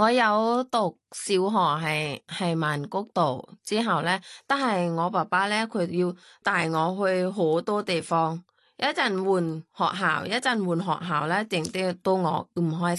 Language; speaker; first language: Cantonese; non-native, fluent; Thai